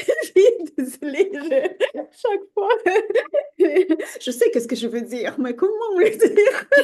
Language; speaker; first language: French; non-native, fluent; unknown